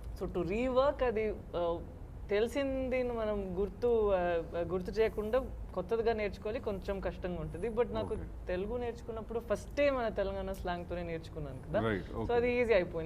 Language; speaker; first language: Telugu; non-native, fluent; Tamil